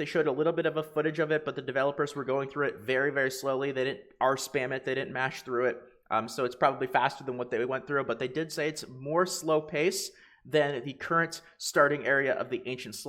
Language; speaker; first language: English; native; English